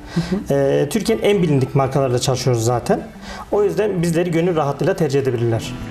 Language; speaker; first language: Turkish; native; Turkish